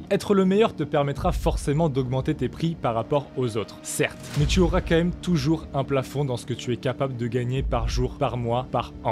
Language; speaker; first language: French; native; French